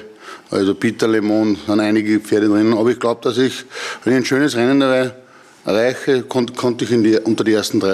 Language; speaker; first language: German; native; German